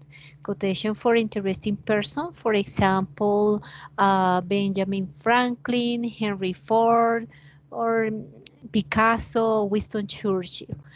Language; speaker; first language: English; non-native, learner; Spanish